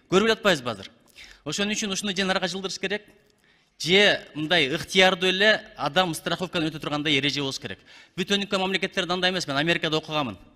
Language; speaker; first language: Kyrgyz; native; Kyrgyz